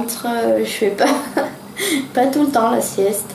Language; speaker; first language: French; native; French